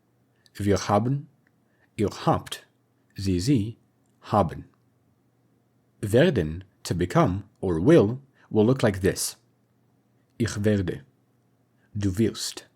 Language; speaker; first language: German; non-native, fluent; English